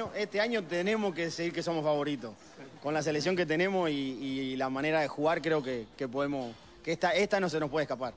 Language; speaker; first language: Spanish; native; Spanish